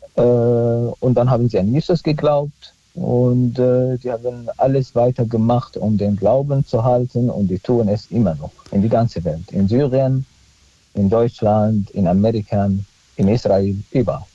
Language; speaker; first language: German; non-native, fluent; Arabic